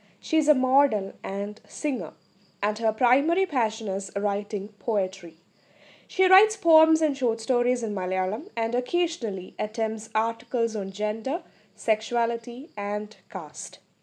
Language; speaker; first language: English; non-native, local second language; Malayalam